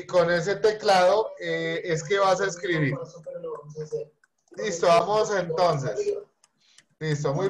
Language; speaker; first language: Spanish; native; Spanish